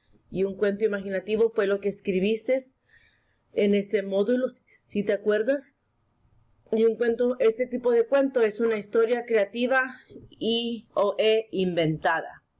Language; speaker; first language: Spanish; early bilingual, heritage; Spanish